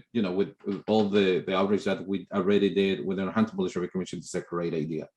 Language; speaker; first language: English; non-native, fluent; Spanish